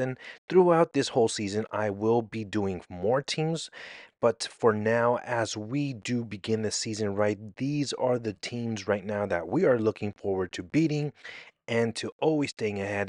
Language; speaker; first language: English; native; English